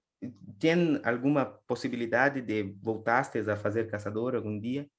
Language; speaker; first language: Spanish; non-native, learner; Portuguese